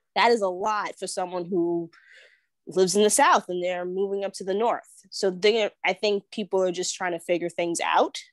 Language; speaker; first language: English; native; English